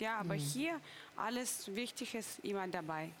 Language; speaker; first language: German; non-native, fluent; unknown